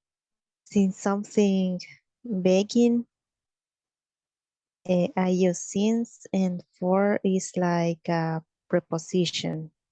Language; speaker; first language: English; non-native, learner; Spanish